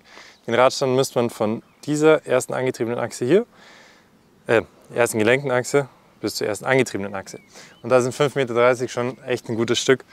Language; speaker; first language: German; native; German